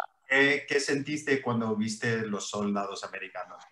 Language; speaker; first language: Spanish; early bilingual, heritage; English